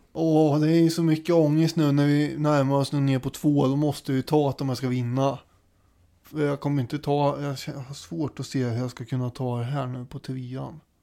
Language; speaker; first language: Swedish; native; Swedish